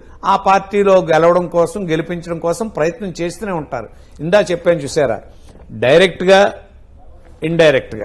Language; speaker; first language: Telugu; native; Telugu